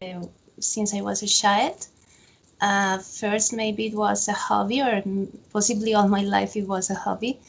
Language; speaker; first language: English; non-native, fluent; Spanish